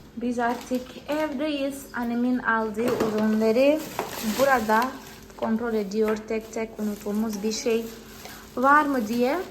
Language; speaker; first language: Turkish; non-native, fluent; Portuguese